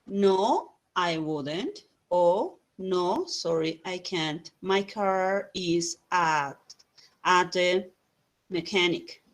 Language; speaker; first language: English; non-native, fluent; Spanish